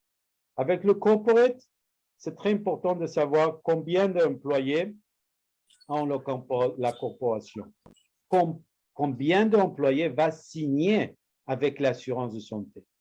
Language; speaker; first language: French; non-native, learner; Spanish